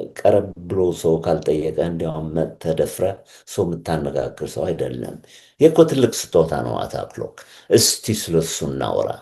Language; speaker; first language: Amharic; native; Amharic